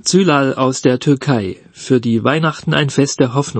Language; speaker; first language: German; native; German